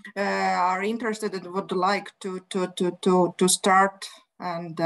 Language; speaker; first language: English; non-native, fluent; Latvian